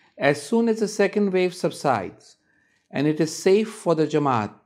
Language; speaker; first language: English; non-native, local second language; Urdu